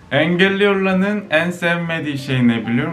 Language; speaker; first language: Turkish; non-native, fluent; Korean